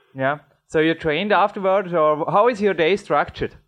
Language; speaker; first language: English; non-native, fluent; German